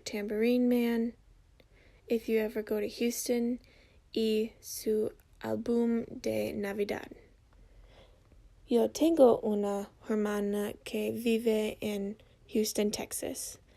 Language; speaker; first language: Spanish; non-native, learner; English